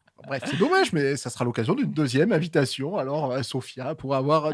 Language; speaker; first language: French; native; French